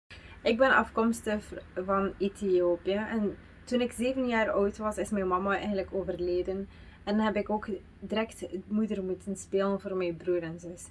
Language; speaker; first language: Dutch; early bilingual, other home language; Amharic